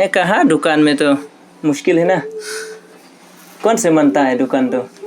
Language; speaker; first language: Hindi; non-native, local second language; Khasi